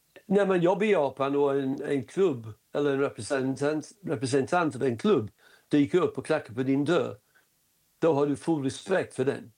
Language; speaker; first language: Swedish; non-native, fluent; English